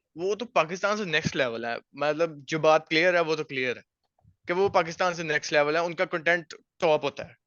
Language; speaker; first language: Urdu; non-native, local second language; Punjabi